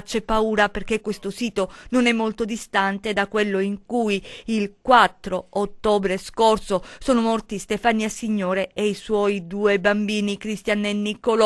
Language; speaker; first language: Italian; native; Italian